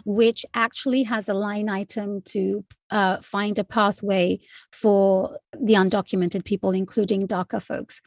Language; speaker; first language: English; native; English